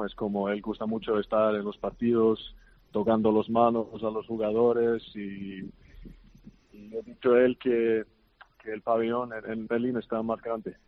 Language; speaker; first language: Spanish; non-native, fluent; Icelandic